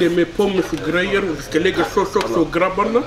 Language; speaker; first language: Swedish; non-native, learner; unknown